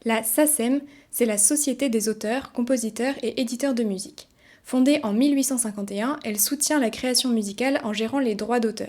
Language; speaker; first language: French; native; French